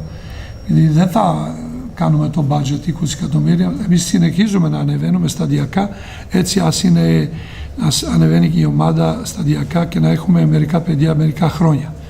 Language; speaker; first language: Greek; non-native, fluent; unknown